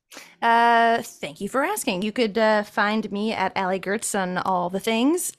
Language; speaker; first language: English; native; English